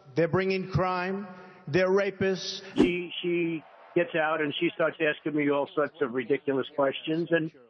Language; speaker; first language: French; non-native, fluent; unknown